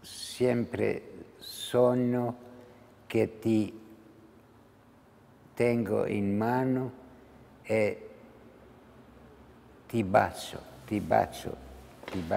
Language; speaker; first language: Italian; non-native, learner; Ladino